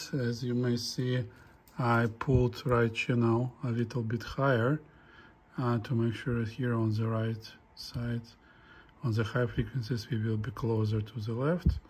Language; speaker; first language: English; non-native, fluent; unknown